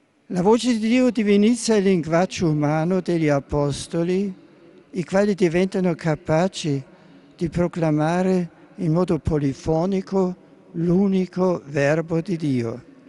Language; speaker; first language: Italian; non-native, fluent; German